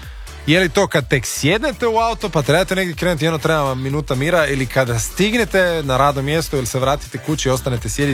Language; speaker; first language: Croatian; native; Croatian